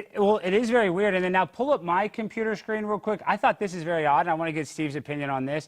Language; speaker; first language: English; native; English